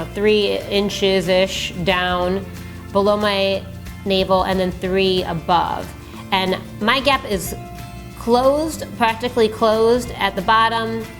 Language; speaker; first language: English; native; English